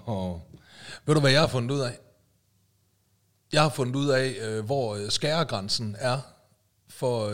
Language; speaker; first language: Danish; native; Danish